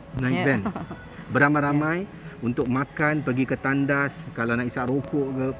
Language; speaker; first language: Malay; native; Malay